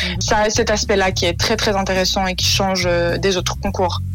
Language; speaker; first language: French; native; French